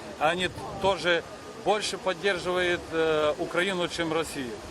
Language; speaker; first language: Russian; non-native, local second language; Ukrainian